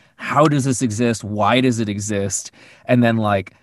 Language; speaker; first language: English; native; English